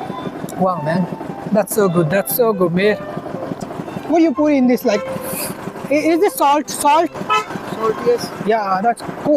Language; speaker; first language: English; non-native, learner; Hindi